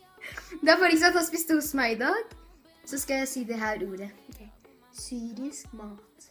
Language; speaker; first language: Norwegian; non-native, fluent; Arabic